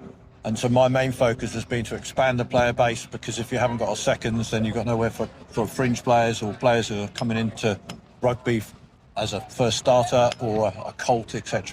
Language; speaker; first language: English; native; English